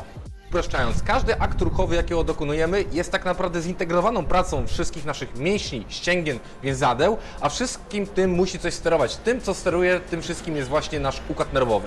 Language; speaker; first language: Polish; native; Polish